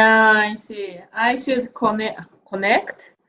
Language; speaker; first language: English; non-native, learner; Japanese